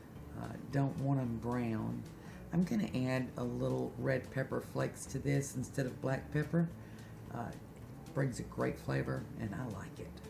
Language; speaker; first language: English; native; English